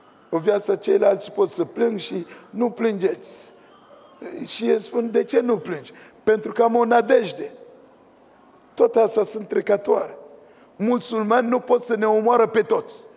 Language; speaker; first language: Romanian; non-native, fluent; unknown